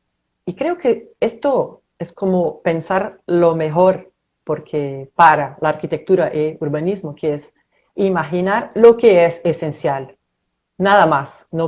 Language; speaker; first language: Spanish; non-native, fluent; Portuguese